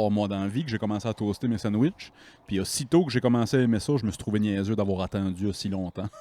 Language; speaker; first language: French; native; French